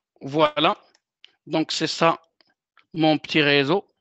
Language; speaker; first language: French; non-native, local second language; Arabic